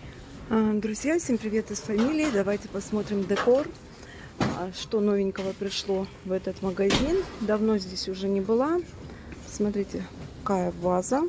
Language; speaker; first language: Russian; native; Russian